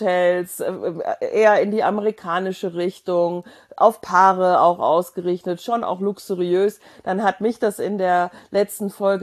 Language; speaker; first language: German; native; German